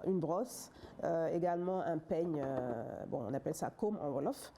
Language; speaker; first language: French; non-native, local second language; Wolof